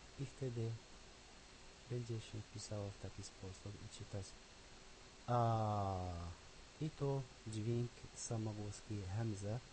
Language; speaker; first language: Polish; non-native, learner; Arabic